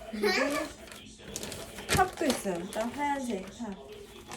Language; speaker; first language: Korean; native; Korean